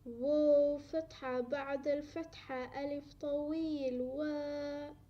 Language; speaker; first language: Arabic; non-native, learner; Somali